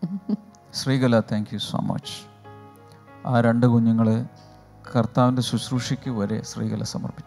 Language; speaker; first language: Malayalam; native; Malayalam